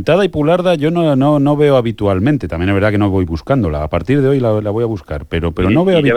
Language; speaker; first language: Spanish; native; Spanish